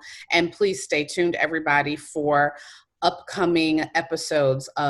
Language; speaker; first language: English; native; English